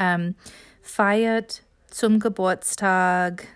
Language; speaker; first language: German; non-native, fluent; English